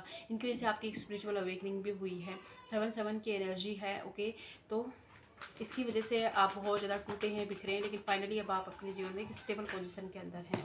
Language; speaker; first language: Hindi; native; Hindi